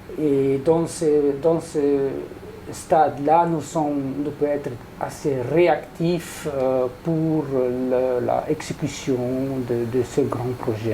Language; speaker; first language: French; non-native, local second language; Dutch